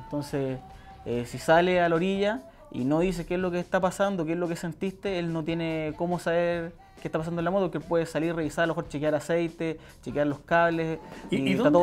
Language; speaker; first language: Spanish; native; Spanish